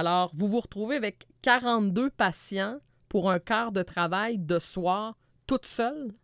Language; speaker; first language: French; native; French